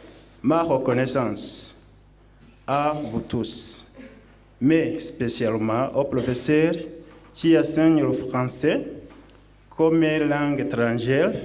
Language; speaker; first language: French; non-native, local second language; Kinyarwanda